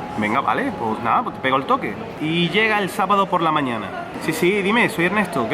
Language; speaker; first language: Spanish; native; Spanish